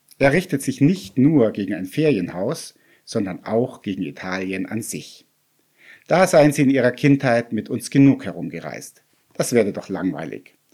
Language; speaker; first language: German; native; German